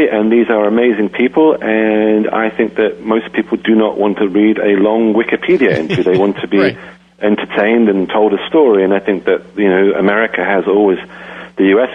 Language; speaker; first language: English; native; English